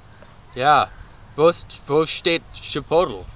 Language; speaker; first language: German; non-native, learner; English